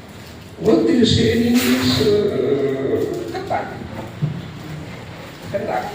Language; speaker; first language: English; non-native, fluent; Indonesian